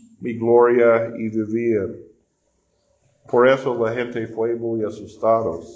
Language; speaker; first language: Spanish; non-native, fluent; English